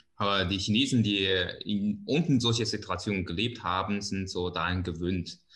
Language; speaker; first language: German; non-native, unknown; Chinese